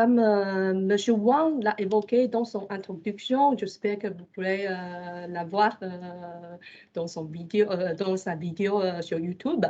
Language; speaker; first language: French; non-native, fluent; Chinese